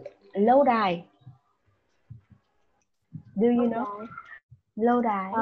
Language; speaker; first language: English; non-native, fluent; Vietnamese